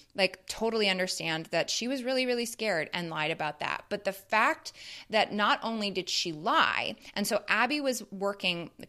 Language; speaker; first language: English; native; English